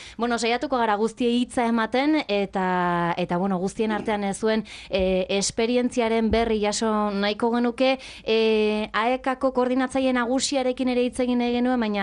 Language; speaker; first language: Basque; native; Basque